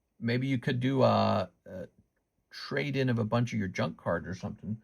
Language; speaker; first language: English; native; English